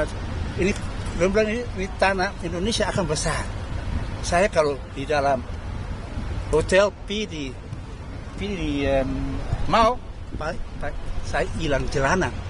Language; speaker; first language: Indonesian; early bilingual, heritage; Dutch